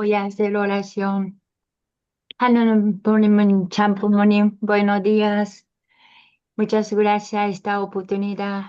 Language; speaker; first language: Spanish; non-native, learner; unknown